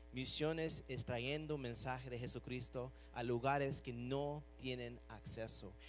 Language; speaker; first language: Spanish; non-native, fluent; English